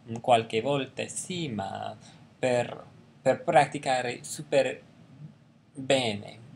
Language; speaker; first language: Italian; non-native, learner; English